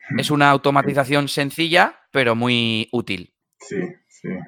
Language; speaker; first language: Spanish; native; Spanish